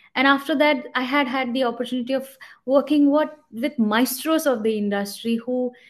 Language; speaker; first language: English; non-native, local second language; Bangla